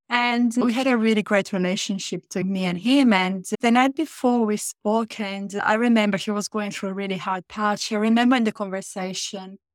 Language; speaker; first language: English; non-native, fluent; Italian